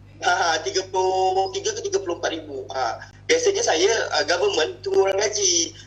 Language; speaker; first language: Malay; native; Malay